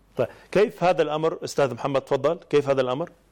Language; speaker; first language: Arabic; native; Arabic